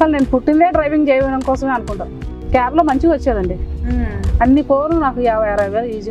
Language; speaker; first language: Telugu; native; Telugu